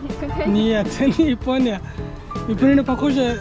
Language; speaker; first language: Russian; non-native, learner; Bangla